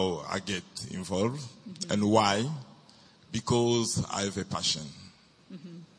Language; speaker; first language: English; non-native, fluent; French